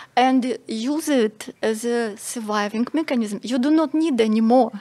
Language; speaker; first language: English; non-native, fluent; Russian